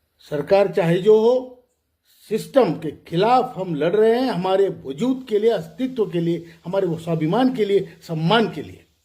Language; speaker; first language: Hindi; non-native, local second language; Marathi